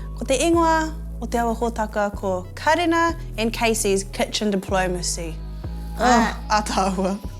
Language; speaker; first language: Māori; non-native, local second language; English